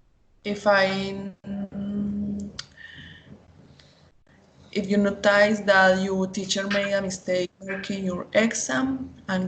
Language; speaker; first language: English; non-native, learner; Spanish